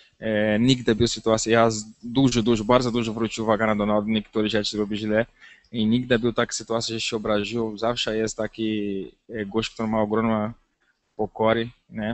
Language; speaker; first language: Polish; non-native, learner; Portuguese